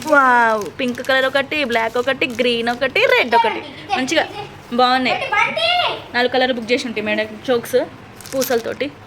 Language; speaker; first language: Telugu; native; Telugu